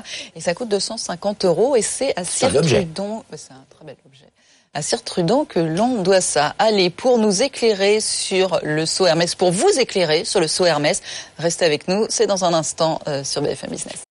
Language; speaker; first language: French; native; French